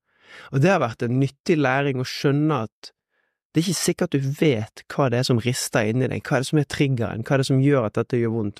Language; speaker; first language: Norwegian; native; Norwegian